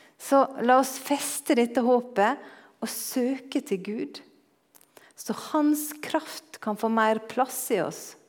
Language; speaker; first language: Norwegian; native; Norwegian